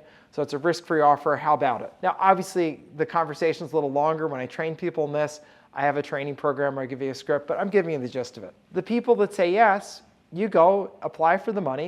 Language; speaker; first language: English; native; English